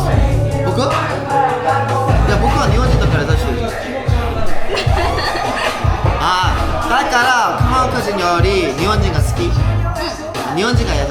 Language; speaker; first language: Japanese; non-native, learner; Korean